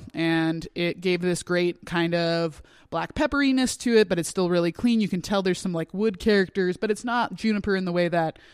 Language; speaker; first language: English; native; English